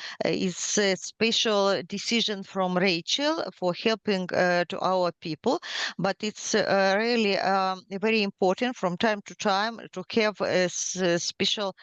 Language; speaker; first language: English; non-native, learner; Ukrainian